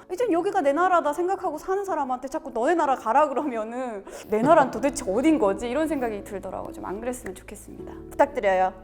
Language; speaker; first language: Korean; native; Korean